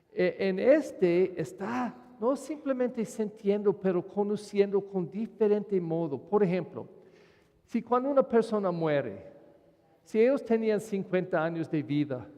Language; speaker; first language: Spanish; non-native, fluent; English